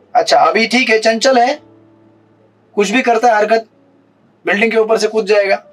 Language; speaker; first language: Hindi; non-native, local second language; Marathi